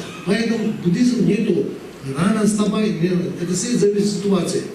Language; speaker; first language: Russian; non-native, learner; Tibetan